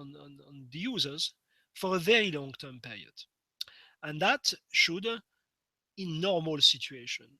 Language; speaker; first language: English; non-native, fluent; French